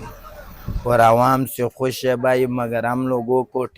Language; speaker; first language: Hindi; non-native, local second language; Pashto